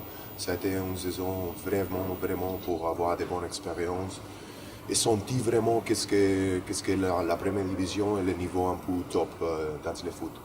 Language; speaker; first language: French; non-native, learner; Spanish